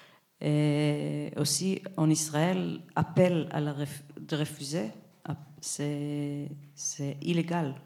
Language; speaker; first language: French; non-native, fluent; Hebrew